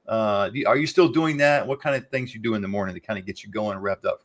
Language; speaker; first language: English; native; English